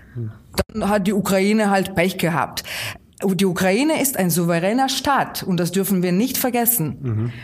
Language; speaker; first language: German; non-native, fluent; Ukrainian